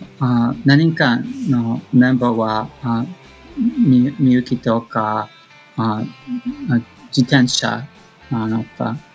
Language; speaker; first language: Japanese; non-native, learner; English